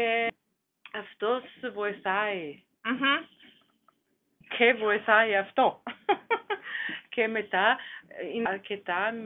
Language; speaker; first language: Greek; non-native, learner; German